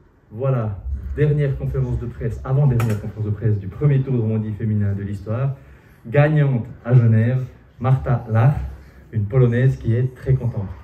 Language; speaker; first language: French; native; French